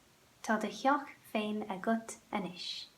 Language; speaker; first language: Irish; non-native, local second language; English